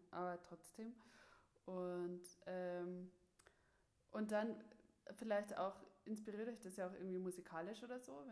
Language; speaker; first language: German; native; German